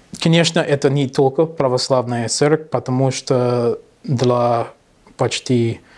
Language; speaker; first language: Russian; non-native, learner; English